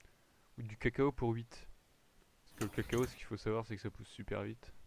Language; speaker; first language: French; native; French